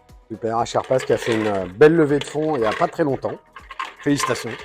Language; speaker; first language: French; native; French